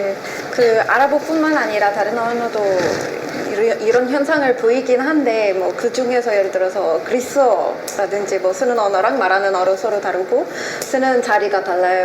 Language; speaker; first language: Korean; non-native, fluent; Arabic